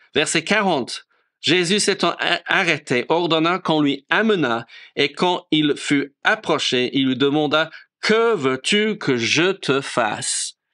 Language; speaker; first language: French; non-native, fluent; English